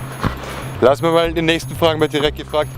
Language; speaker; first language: German; native; German